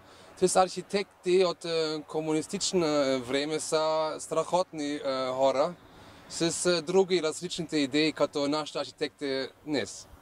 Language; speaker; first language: Bulgarian; non-native, learner; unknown